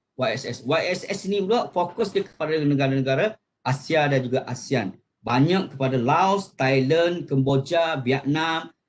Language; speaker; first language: Malay; native; Malay